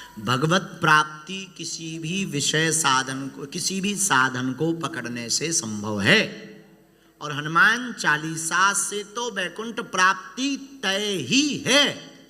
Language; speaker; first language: Hindi; native; Hindi